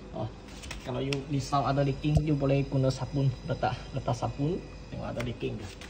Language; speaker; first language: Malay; non-native, local second language; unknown